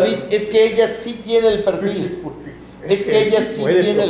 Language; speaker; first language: Spanish; native; Spanish